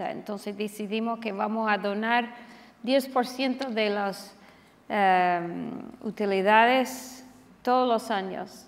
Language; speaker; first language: Spanish; non-native, fluent; English